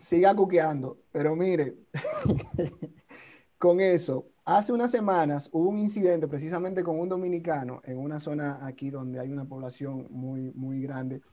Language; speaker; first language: Spanish; native; Spanish